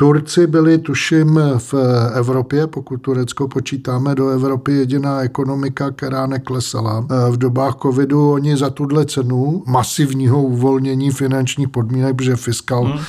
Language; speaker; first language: Czech; native; Czech